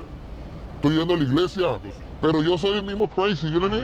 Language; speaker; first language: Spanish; native; Spanish